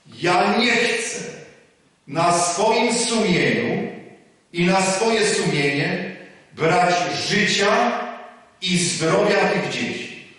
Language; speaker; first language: Polish; native; Polish